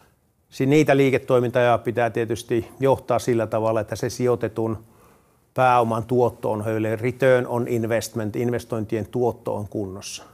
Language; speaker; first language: Finnish; native; Finnish